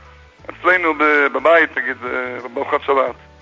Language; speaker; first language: Hebrew; non-native, fluent; English